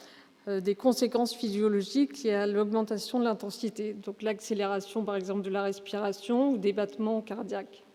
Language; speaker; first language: French; native; French